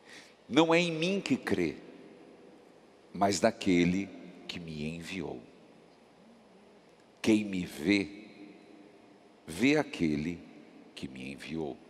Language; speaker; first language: Portuguese; native; Portuguese